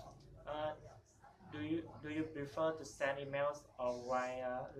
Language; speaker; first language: English; non-native, learner; Vietnamese